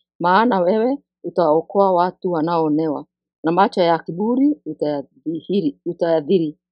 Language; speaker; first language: Swahili; non-native, local second language; Kikuyu